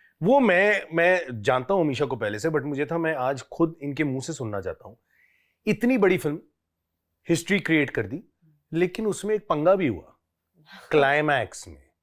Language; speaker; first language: Hindi; native; Hindi